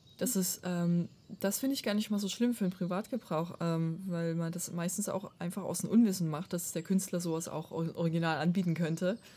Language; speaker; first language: German; non-native, fluent; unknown